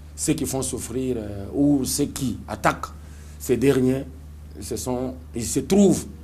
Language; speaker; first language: French; non-native, local second language; Swahili